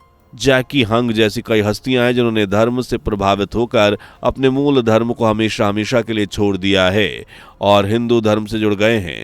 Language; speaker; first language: Hindi; native; Hindi